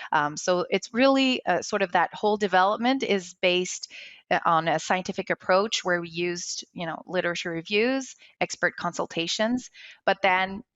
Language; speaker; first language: English; non-native, local second language; French